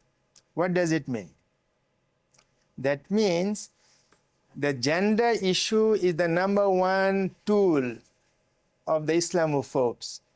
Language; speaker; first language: English; non-native, local second language; Bangla